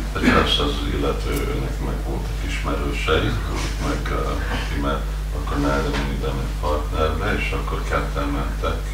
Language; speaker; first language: Hungarian; early bilingual, heritage; Hungarian